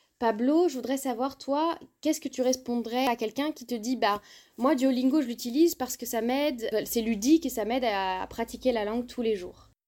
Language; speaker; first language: French; native; French